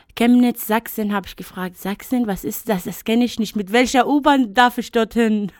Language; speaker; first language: German; non-native, fluent; Arabic